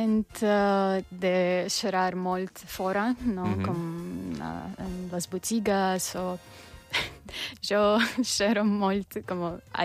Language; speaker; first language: Catalan; non-native, learner; Russian